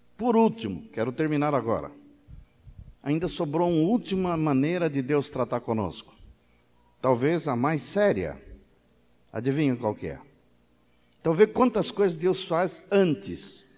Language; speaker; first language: Portuguese; native; Portuguese